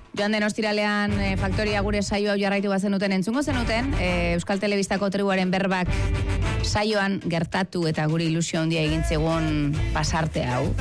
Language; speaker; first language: Basque; native; Basque